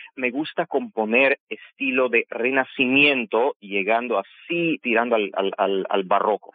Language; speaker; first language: Spanish; non-native, fluent; Armenian